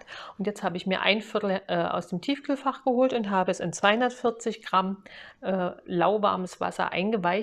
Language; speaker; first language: German; native; German